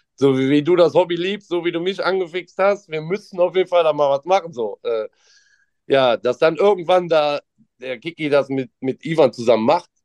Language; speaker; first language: German; native; German